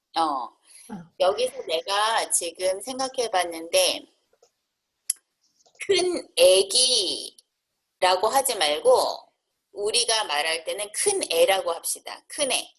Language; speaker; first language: Korean; native; Korean